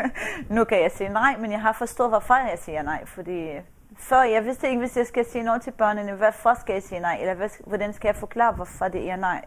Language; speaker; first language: Danish; non-native, fluent; Arabic